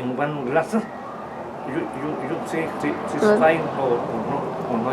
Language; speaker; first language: English; non-native, learner; Spanish